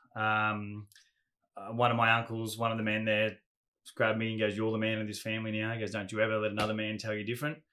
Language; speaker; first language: English; native; English